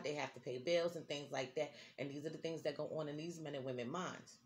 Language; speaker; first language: English; native; English